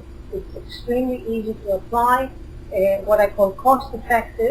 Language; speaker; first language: English; non-native, fluent; Hebrew